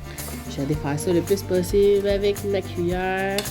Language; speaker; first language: French; native; French